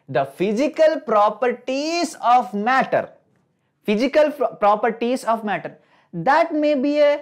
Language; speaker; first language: English; non-native, local second language; Telugu